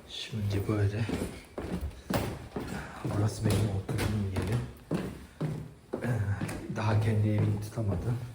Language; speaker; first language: Turkish; non-native, fluent; Japanese